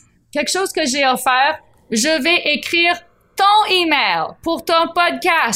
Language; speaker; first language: French; non-native, fluent; English